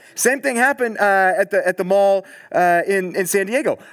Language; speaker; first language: English; native; English